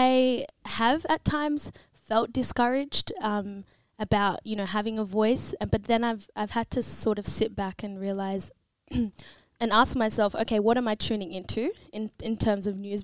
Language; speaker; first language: English; native; English